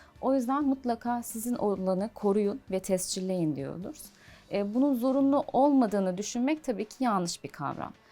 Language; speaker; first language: Turkish; native; Turkish